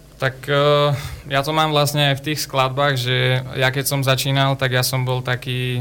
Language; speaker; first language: Slovak; non-native, local second language; Rusyn